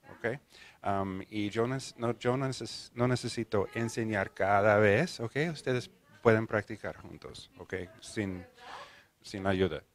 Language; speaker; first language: Spanish; non-native, learner; English